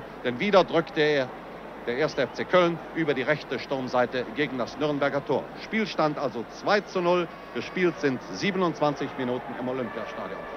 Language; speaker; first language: German; native; German